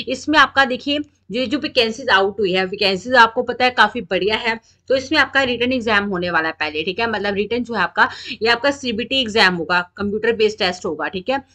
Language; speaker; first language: Hindi; native; Hindi